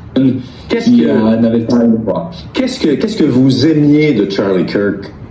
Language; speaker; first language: French; native; French